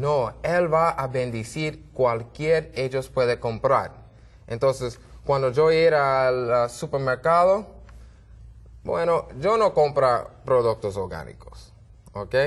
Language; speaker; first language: Spanish; non-native, learner; English